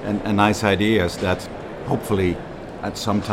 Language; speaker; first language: English; non-native, fluent; Dutch